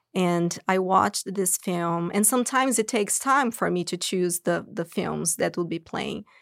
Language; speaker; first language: English; non-native, fluent; Portuguese